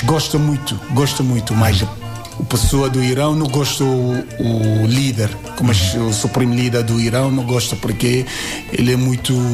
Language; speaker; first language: Portuguese; non-native, learner; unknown